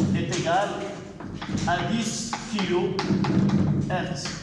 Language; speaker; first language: French; non-native, local second language; Arabic